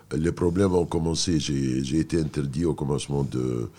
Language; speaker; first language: French; non-native, fluent; Arabic